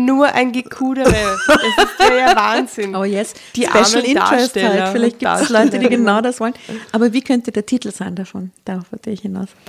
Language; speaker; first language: German; native; German